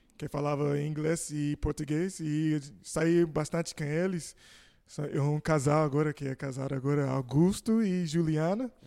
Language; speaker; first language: Portuguese; non-native, fluent; English